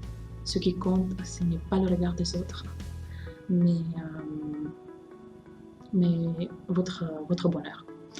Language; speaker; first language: French; non-native, fluent; Romanian